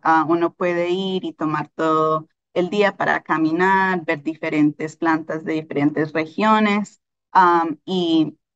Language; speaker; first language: Spanish; early bilingual, heritage; Spanish